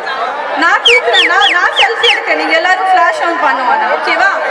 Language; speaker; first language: Tamil; non-native, fluent; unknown